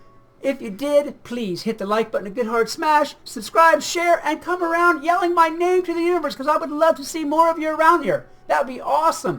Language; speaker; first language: English; native; English